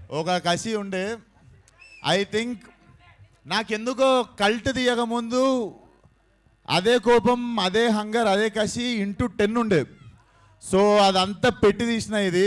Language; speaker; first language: Telugu; native; Telugu